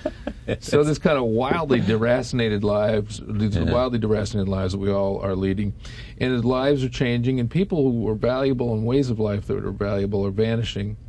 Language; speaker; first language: English; native; English